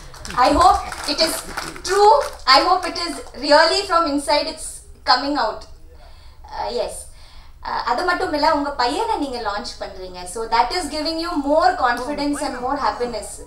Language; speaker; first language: Tamil; non-native, local second language; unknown